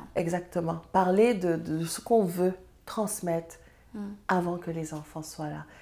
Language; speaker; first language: French; non-native, local second language; Serer